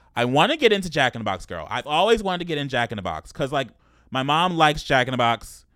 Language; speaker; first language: English; native; English